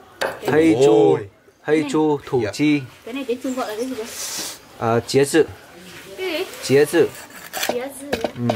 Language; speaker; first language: Chinese; non-native, fluent; Vietnamese